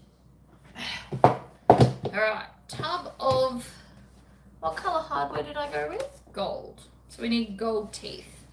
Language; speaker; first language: English; native; English